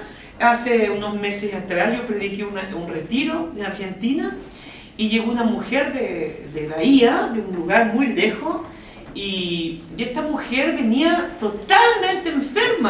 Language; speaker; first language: Spanish; native; Spanish